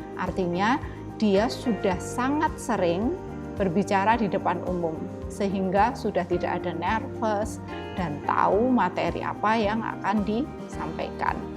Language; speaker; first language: Indonesian; native; Indonesian